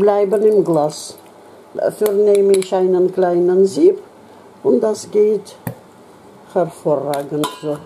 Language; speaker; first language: German; non-native, local second language; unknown